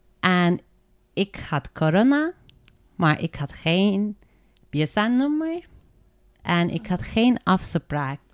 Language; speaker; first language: Dutch; non-native, learner; Turkish